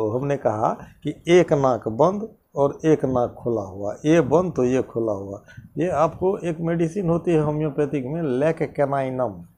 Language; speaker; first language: Hindi; native; Hindi